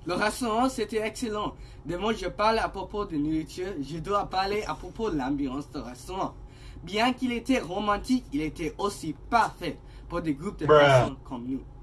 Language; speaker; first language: French; non-native, learner; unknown